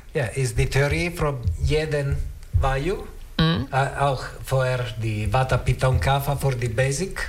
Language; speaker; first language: German; non-native, learner; Italian